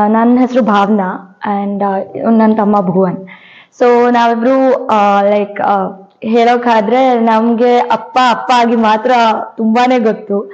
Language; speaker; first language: Kannada; native; Kannada